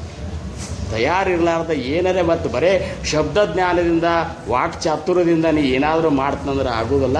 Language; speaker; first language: Kannada; native; Kannada